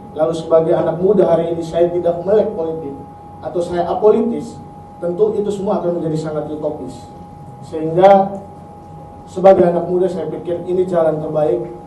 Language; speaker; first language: Indonesian; native; Indonesian